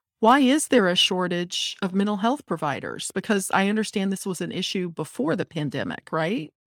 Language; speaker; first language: English; native; English